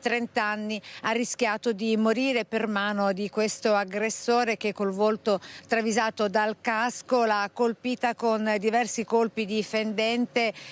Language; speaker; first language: Italian; native; Italian